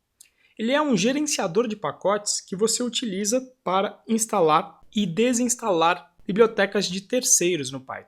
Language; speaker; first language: Portuguese; native; Portuguese